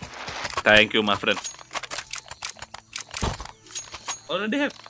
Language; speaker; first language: English; non-native, learner; Sundanese